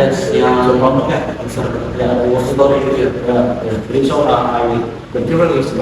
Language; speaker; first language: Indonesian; native; Indonesian